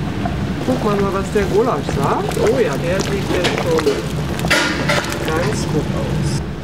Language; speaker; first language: German; native; German